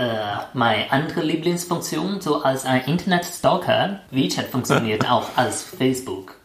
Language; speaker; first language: German; non-native, fluent; Chinese